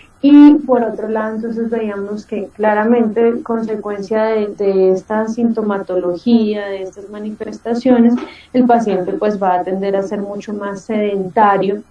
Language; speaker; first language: Spanish; native; Spanish